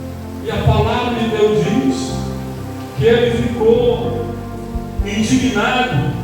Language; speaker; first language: Portuguese; native; Portuguese